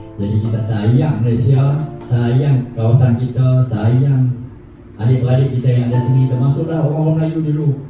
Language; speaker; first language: Malay; non-native, local second language; Thai